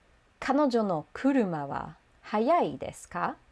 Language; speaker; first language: Japanese; non-native, fluent; English